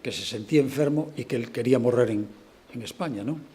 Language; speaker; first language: Spanish; non-native, local second language; Galician